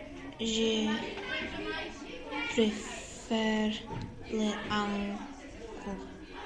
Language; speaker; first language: French; non-native, learner; English